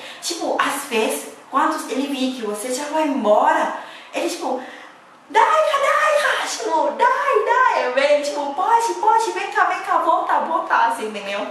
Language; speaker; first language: Portuguese; non-native, learner; Thai